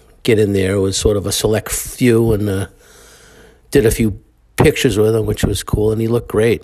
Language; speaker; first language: English; native; English